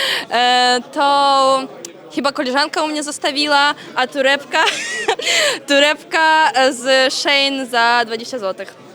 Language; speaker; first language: Polish; non-native, learner; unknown